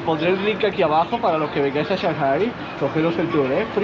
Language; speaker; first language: Spanish; native; Spanish